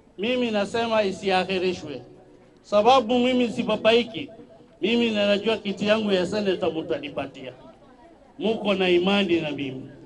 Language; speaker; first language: Swahili; non-native, local second language; Somali